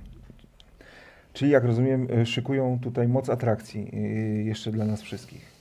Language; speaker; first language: Polish; native; Polish